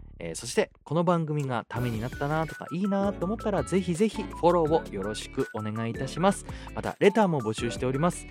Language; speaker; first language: Japanese; native; Japanese